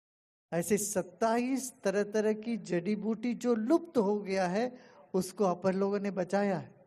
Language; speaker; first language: Hindi; non-native, local second language; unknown